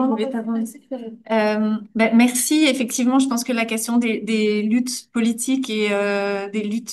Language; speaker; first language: French; native; French